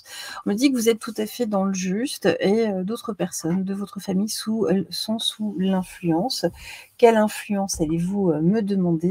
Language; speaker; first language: French; native; French